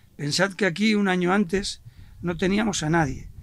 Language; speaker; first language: Spanish; native; Spanish